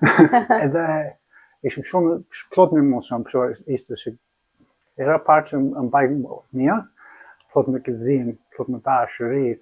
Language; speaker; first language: Albanian; non-native, learner; English